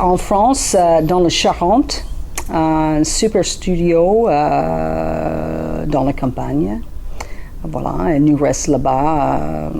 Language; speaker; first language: French; non-native, learner; English